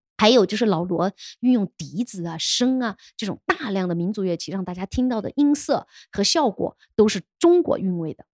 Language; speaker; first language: Chinese; native; Chinese